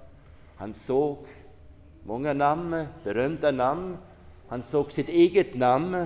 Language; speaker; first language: Swedish; non-native, fluent; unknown